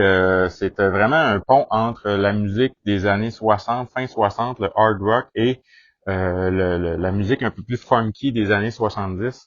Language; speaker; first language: French; native; French